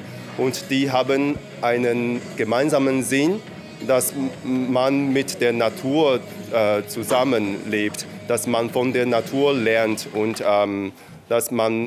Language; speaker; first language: German; non-native, fluent; Chinese